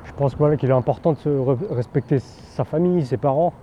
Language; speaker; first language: French; non-native, local second language; Min Nan Chinese